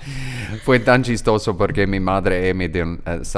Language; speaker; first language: Spanish; non-native, learner; English